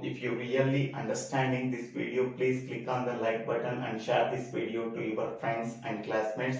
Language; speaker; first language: English; non-native, local second language; Telugu